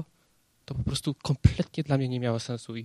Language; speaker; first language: Polish; early bilingual, heritage; Polish